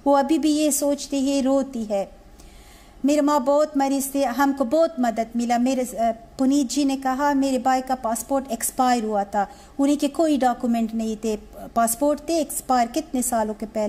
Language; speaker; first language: Hindi; non-native, learner; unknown